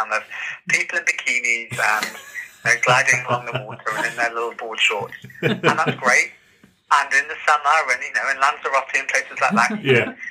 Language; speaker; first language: English; native; English